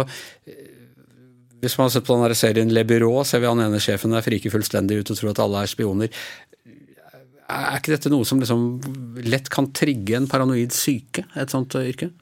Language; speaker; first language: Norwegian; native; Norwegian